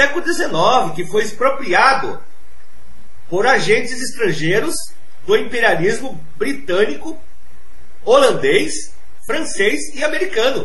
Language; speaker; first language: Portuguese; native; Portuguese